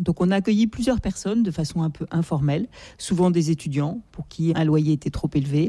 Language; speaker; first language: French; native; French